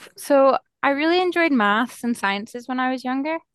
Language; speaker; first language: English; native; English